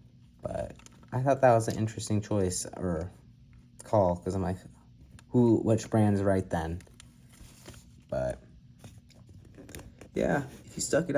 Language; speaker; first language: English; native; English